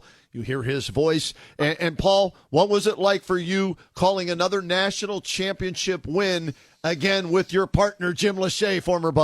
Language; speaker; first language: English; native; English